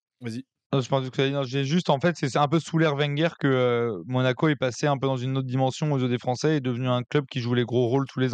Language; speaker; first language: French; native; French